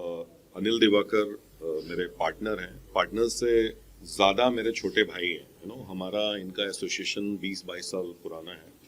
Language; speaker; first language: Hindi; native; Hindi